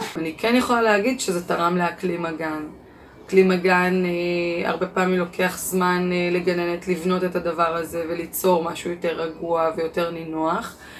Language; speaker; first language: Hebrew; native; Hebrew